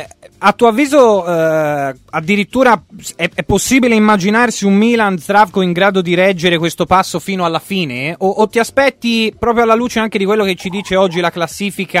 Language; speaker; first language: Italian; native; Italian